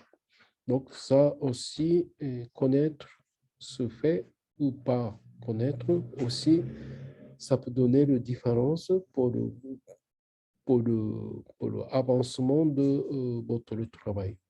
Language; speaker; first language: French; non-native, learner; Japanese